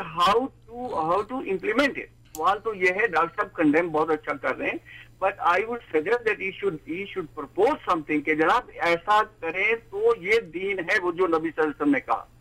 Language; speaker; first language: Urdu; native; Urdu